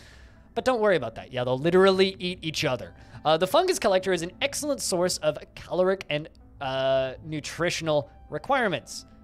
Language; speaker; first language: English; native; English